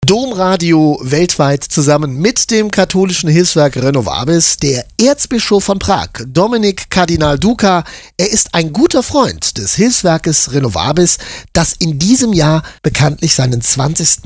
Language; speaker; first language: German; native; German